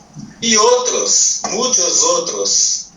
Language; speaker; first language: Spanish; non-native, learner; Portuguese